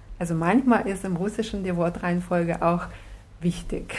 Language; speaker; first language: German; non-native, fluent; Russian